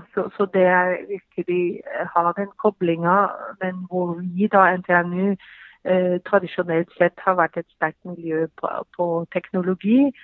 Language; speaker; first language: Norwegian; non-native, fluent; Dutch